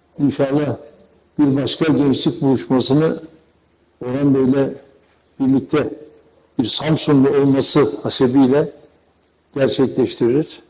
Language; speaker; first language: Turkish; native; Turkish